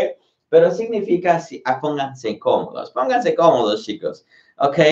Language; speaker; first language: Spanish; native; Spanish